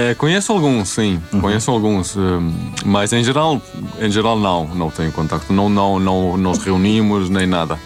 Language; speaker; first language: Portuguese; non-native, fluent; Swedish